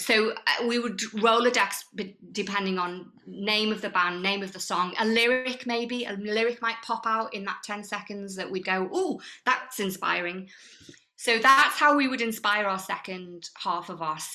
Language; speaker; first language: English; native; English